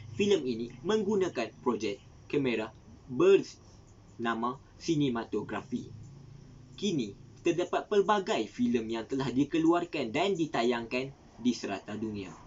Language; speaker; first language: Malay; native; Malay